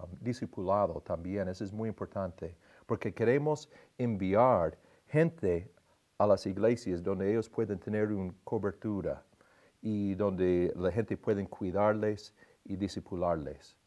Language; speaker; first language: Spanish; non-native, fluent; English